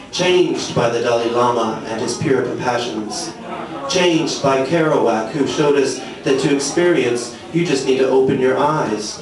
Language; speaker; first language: English; native; English